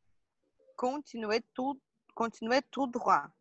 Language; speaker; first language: French; non-native, learner; Portuguese